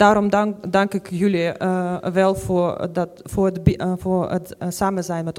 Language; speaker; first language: Dutch; non-native, fluent; Ukrainian